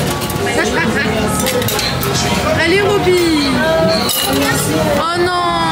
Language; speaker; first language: French; native; French